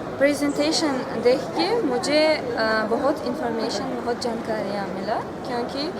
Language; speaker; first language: Hindi; non-native, learner; Uzbek